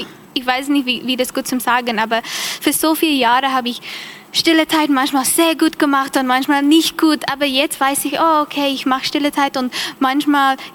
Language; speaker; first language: German; non-native, learner; English